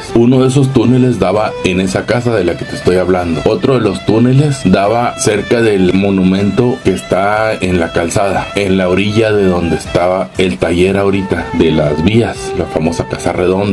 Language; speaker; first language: Spanish; native; Spanish